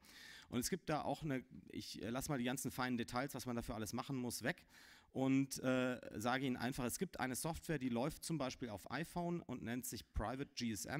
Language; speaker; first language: German; native; German